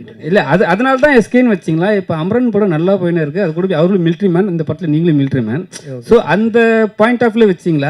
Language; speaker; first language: Tamil; native; Tamil